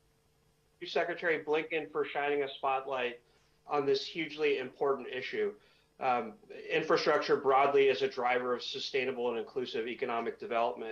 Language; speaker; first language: English; native; English